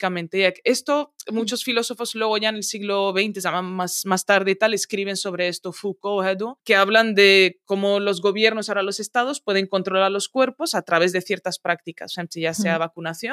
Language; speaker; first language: Spanish; early bilingual, other home language; Arabic